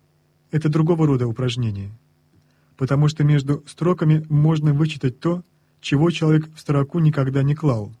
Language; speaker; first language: Russian; native; Russian